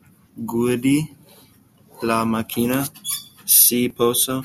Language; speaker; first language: Italian; non-native, learner; English